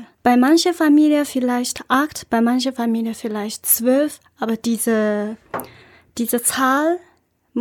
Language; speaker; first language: German; non-native, learner; Chinese